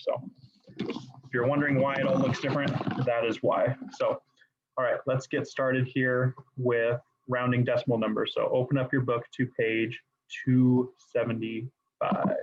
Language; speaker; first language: English; native; English